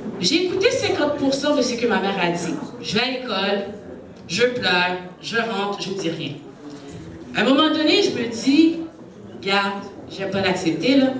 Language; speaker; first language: French; native; French